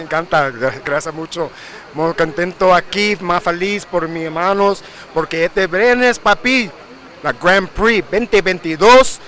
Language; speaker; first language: Spanish; early bilingual, heritage; English